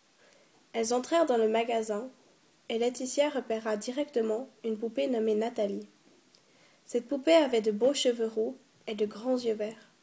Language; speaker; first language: French; native; French